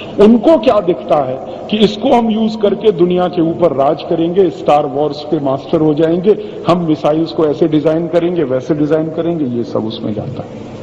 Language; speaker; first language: Hindi; native; Hindi